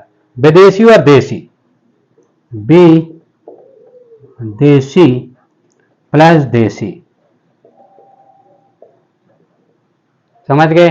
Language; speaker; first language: Hindi; native; Hindi